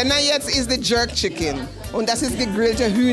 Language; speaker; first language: German; non-native, learner; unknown